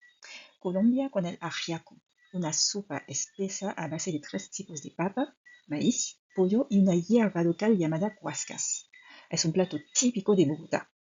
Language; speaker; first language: Spanish; non-native, fluent; French